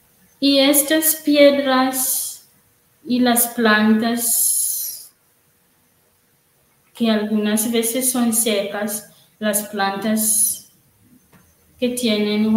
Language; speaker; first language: Spanish; non-native, learner; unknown